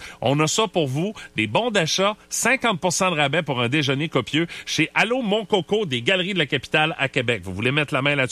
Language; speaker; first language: French; native; French